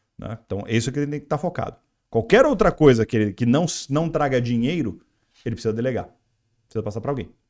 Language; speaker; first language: Portuguese; native; Portuguese